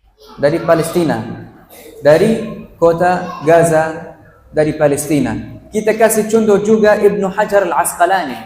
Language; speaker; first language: Indonesian; non-native, fluent; Arabic